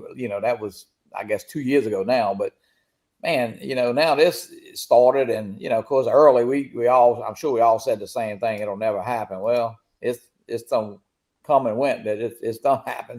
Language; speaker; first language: English; native; English